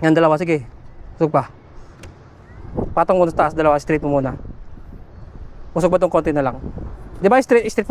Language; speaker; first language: Filipino; non-native, local second language; Aklanon